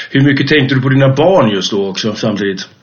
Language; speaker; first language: Swedish; native; Swedish